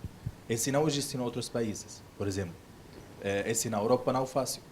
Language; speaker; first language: Portuguese; non-native, learner; Arabic